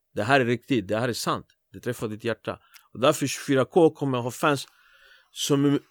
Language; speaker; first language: Swedish; early bilingual, other home language; Spanish